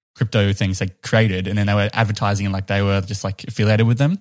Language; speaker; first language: English; native; English